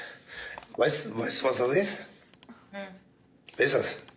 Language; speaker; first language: German; non-native, local second language; Kurdish